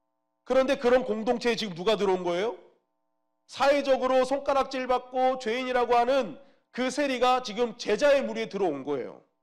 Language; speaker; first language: Korean; native; Korean